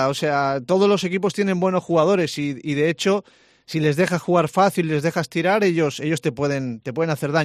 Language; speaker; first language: Spanish; native; Spanish